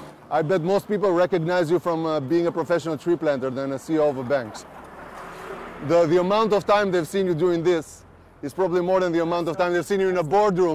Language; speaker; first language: English; non-native, fluent; Albanian